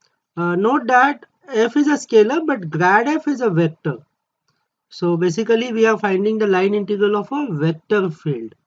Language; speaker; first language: English; non-native, local second language; Marathi